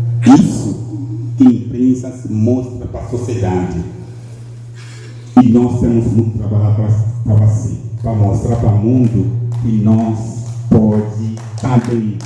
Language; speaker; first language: Portuguese; non-native, learner; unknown